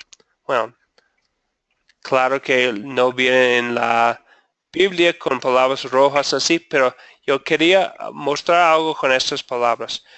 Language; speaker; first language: Spanish; non-native, fluent; English